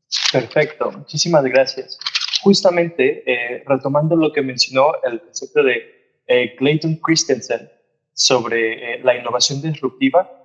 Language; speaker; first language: Spanish; native; Spanish